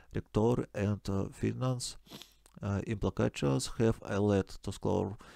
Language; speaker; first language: English; non-native, learner; Russian